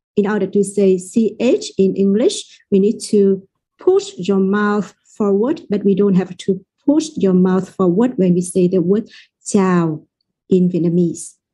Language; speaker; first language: English; non-native, fluent; Vietnamese